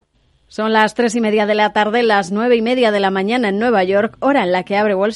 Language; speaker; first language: Spanish; native; Spanish